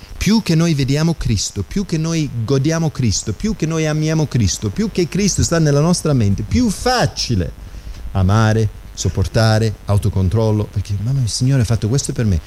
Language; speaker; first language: Italian; non-native, fluent; English